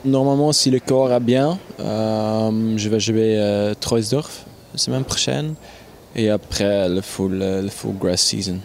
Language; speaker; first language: French; non-native, local second language; Dutch